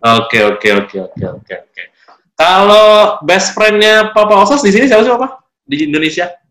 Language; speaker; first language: Indonesian; native; Indonesian